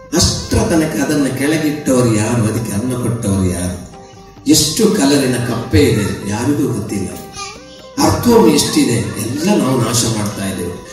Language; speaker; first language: Kannada; non-native, local second language; Tulu